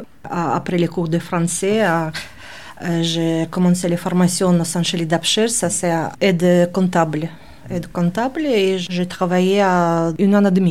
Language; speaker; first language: French; non-native, learner; Ukrainian